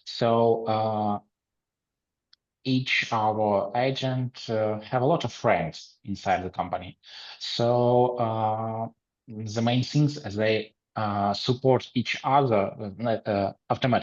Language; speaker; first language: English; non-native, learner; Ukrainian